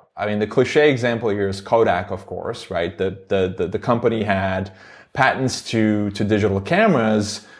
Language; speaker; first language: English; non-native, fluent; Turkish